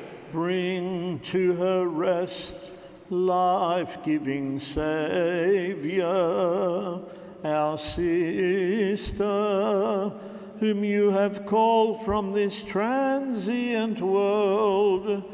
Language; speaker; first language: English; native; English